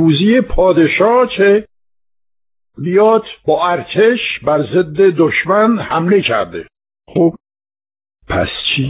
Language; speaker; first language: Persian; non-native, fluent; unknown